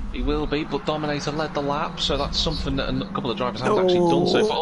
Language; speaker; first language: English; native; English